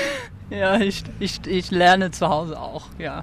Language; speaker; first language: German; non-native, fluent; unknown